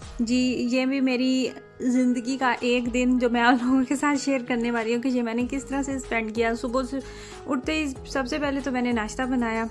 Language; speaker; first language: Urdu; native; Urdu